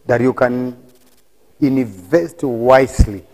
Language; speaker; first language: English; non-native, local second language; Swahili